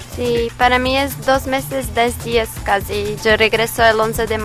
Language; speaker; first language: Spanish; non-native, learner; Portuguese